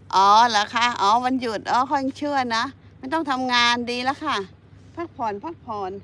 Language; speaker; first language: Thai; native; Thai